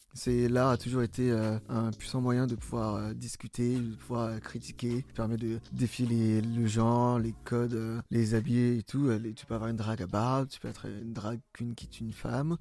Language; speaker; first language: French; early bilingual, other home language; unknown